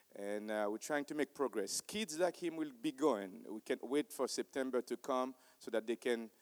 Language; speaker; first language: English; non-native, fluent; Haitian Creole